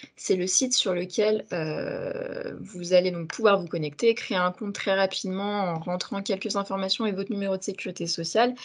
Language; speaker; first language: French; native; French